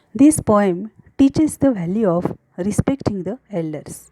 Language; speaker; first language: English; non-native, local second language; Marathi